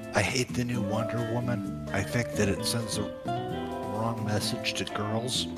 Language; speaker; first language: English; native; English